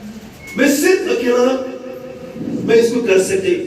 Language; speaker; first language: Hindi; non-native, local second language; Bodo